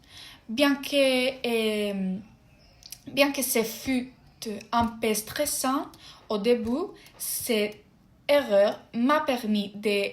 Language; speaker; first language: French; non-native, fluent; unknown